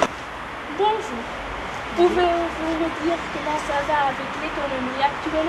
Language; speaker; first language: French; non-native, learner; Dutch